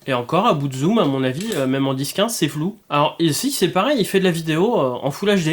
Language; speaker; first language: French; native; French